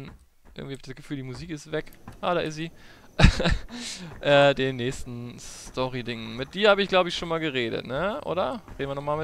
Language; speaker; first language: German; native; German